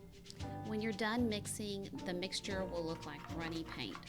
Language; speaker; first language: English; native; English